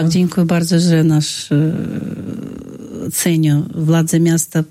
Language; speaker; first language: Polish; non-native, fluent; Russian